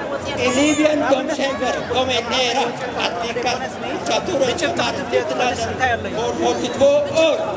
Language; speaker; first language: Swedish; non-native, learner; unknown